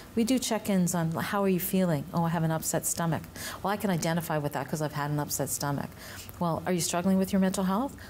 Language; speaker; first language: English; native; English